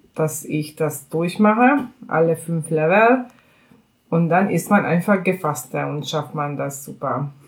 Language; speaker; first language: German; non-native, fluent; Hungarian